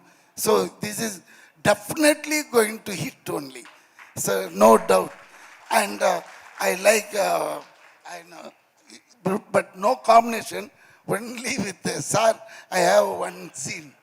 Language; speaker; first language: Telugu; non-native, fluent; Tamil